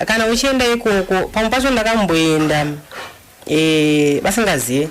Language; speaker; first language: Shona; non-native, fluent; Luba-Lulua